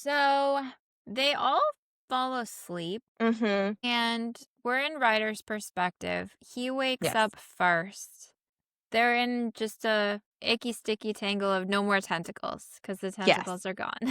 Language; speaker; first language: English; native; English